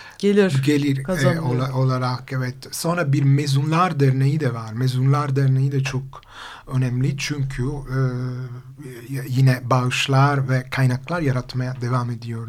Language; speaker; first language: Turkish; non-native, fluent; Italian